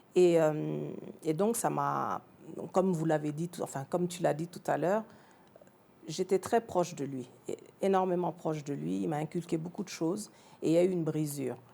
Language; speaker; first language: French; early bilingual, other home language; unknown